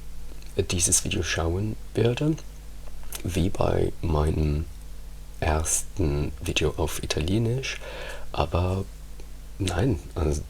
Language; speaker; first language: German; non-native, fluent; Italian